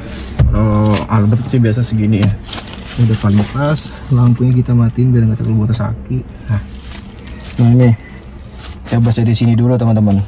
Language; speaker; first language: Indonesian; native; Indonesian